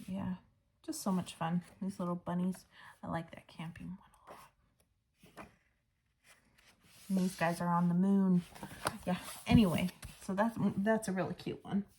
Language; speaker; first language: English; native; English